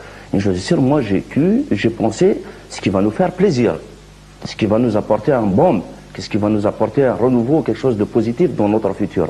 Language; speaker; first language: French; non-native, local second language; Kabyle